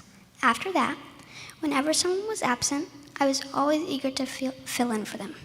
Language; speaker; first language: English; native; English